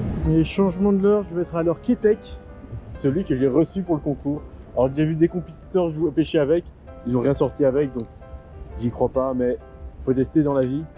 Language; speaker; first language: French; native; French